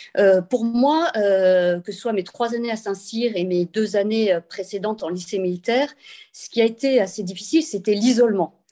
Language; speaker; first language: French; native; French